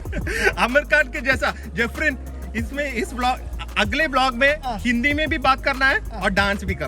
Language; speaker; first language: Hindi; non-native, local second language; Malayalam